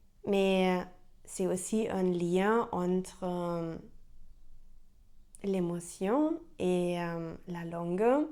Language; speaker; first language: French; non-native, learner; German